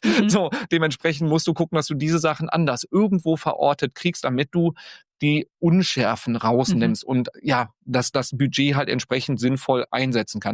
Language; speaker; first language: German; native; German